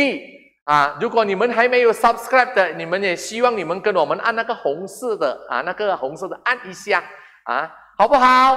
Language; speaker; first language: Chinese; non-native, fluent; Indonesian